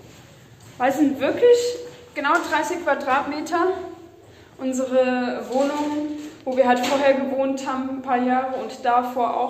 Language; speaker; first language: German; native; German